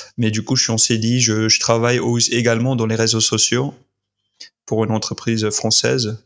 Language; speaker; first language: French; non-native, fluent; English